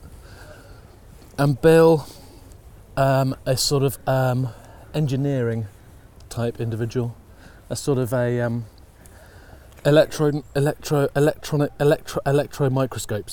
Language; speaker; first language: English; native; English